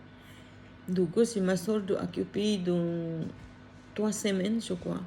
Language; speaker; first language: French; non-native, learner; Filipino